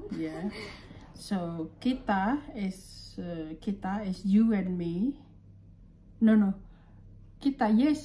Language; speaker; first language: English; non-native, fluent; Indonesian